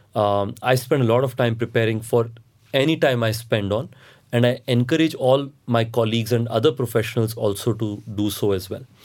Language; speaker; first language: English; non-native, local second language; Hindi